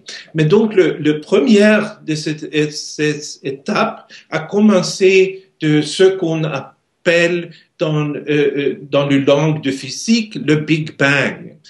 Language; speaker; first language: French; non-native, learner; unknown